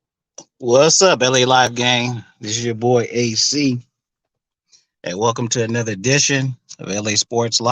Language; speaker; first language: English; native; English